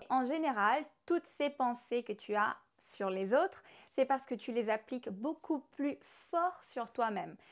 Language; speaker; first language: French; non-native, fluent; Spanish